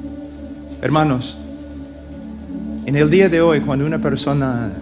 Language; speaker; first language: Spanish; non-native, fluent; English